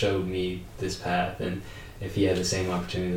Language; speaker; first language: English; native; English